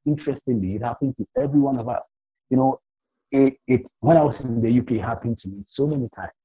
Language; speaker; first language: English; non-native, local second language; Akan